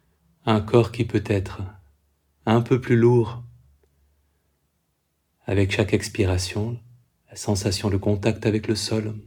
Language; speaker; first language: French; native; French